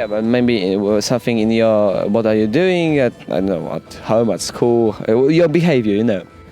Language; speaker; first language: English; non-native, learner; Polish